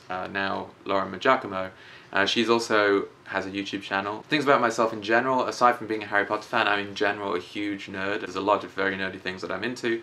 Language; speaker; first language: English; native; English